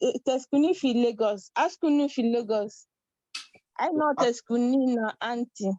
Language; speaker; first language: Arabic; non-native, learner; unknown